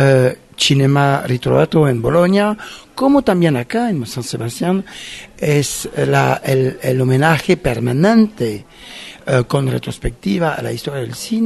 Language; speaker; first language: Spanish; non-native, fluent; French